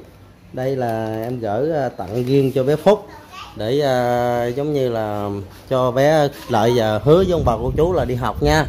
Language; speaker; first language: Vietnamese; native; Vietnamese